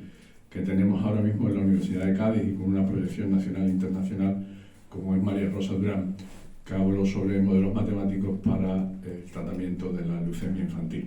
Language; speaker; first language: Spanish; native; Spanish